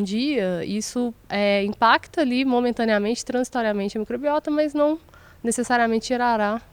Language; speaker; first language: Portuguese; native; Portuguese